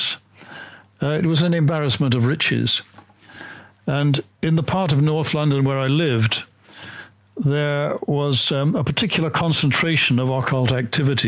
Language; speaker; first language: English; native; English